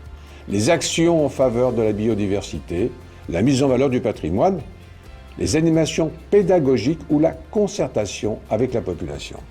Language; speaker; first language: French; native; French